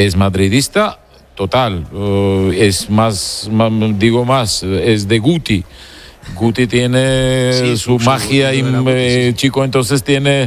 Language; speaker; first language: Spanish; non-native, fluent; Georgian